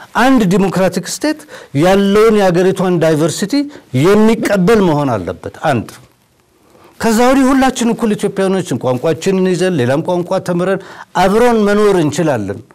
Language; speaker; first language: Amharic; non-native, local second language; Oromo